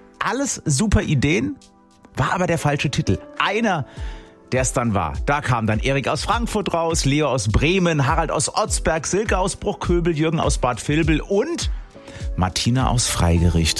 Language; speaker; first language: German; native; German